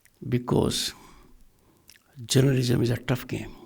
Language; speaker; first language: English; non-native, local second language; Hindi